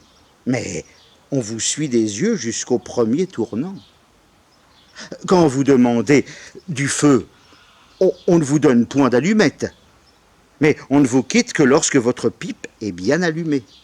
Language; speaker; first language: French; native; French